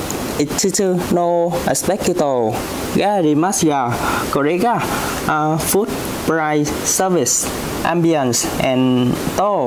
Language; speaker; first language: Japanese; non-native, learner; Vietnamese